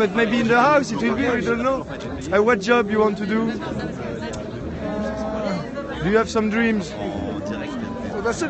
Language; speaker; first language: English; non-native, learner; French